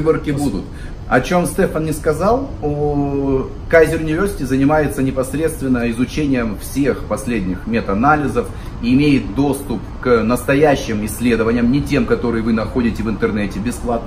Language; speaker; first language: Russian; native; Russian